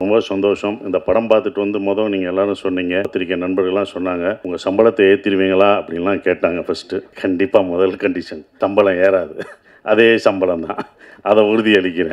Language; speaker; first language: Tamil; native; Tamil